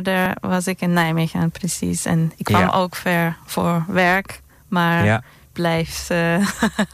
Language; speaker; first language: Dutch; non-native, fluent; Greek